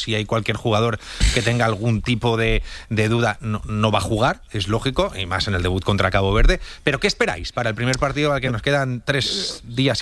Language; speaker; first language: Spanish; native; Spanish